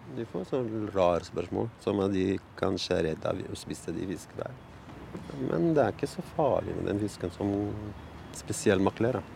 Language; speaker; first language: Norwegian; non-native, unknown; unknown